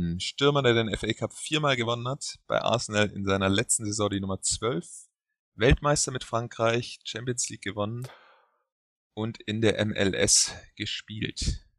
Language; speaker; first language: German; native; German